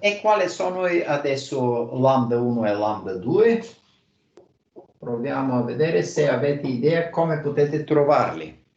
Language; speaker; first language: Italian; non-native, fluent; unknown